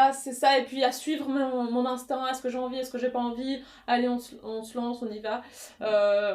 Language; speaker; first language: French; native; French